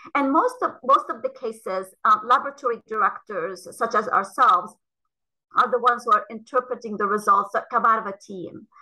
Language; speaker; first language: English; non-native, fluent; Arabic